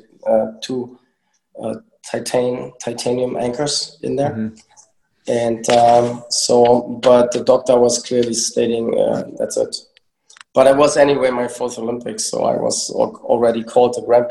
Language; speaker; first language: English; early bilingual, other home language; German